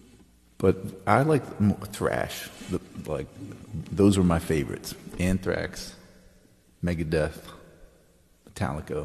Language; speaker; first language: English; native; English